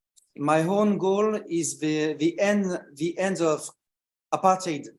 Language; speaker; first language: English; non-native, learner; French